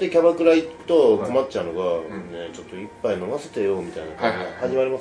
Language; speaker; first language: Japanese; native; Japanese